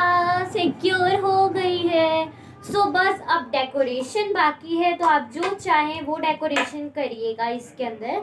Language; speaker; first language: Hindi; native; Hindi